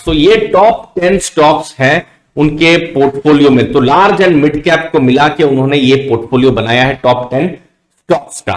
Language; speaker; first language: Hindi; native; Hindi